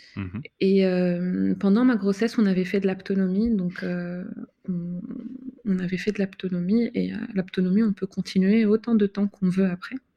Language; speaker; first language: French; non-native, fluent; Arabic